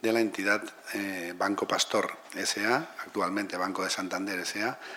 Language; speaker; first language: Spanish; non-native, local second language; Catalan